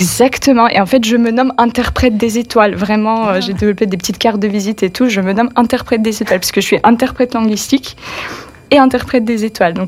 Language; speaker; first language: French; non-native, fluent; Russian